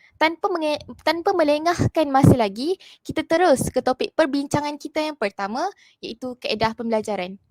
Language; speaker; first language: Malay; native; Malay